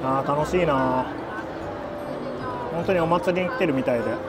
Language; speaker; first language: Japanese; native; Japanese